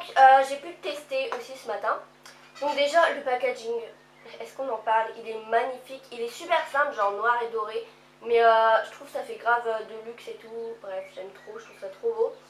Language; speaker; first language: French; native; French